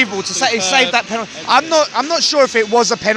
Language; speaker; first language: English; native; English